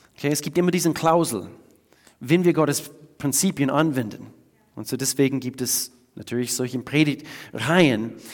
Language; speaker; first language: German; non-native, fluent; English